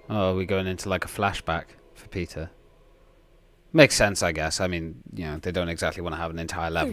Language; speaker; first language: English; native; English